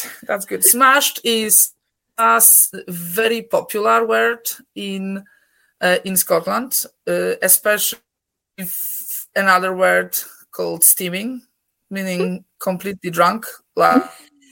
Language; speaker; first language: English; non-native, fluent; Polish